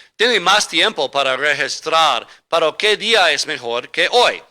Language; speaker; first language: Spanish; non-native, learner; English